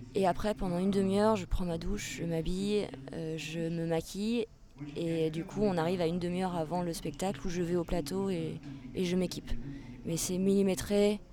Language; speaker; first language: French; native; French